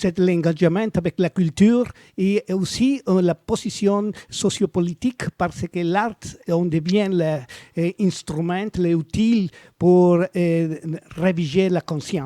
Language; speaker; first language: French; non-native, learner; Spanish